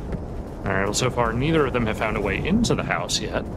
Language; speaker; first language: English; native; English